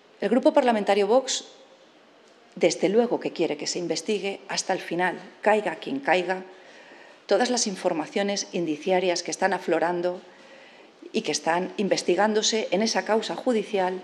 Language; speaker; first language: Spanish; native; Spanish